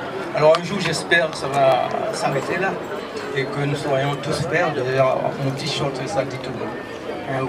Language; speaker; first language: French; native; French